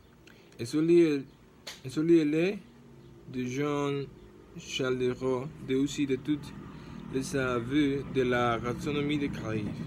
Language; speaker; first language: French; non-native, learner; Spanish